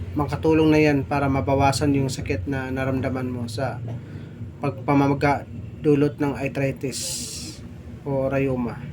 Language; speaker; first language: Filipino; non-native, local second language; Cebuano